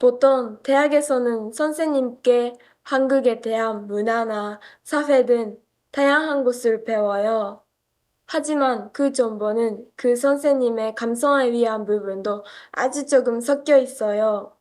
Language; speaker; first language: Korean; non-native, fluent; Japanese